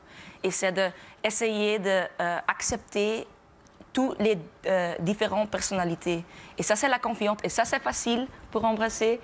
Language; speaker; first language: French; non-native, local second language; Dutch